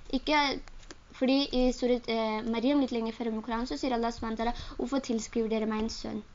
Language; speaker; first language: Norwegian; early bilingual, other home language; Urdu